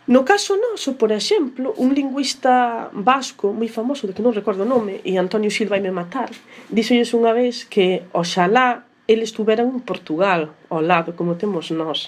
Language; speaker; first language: Galician; non-native, local second language; Spanish